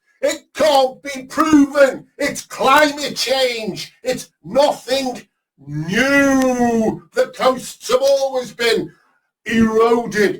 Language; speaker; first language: English; native; English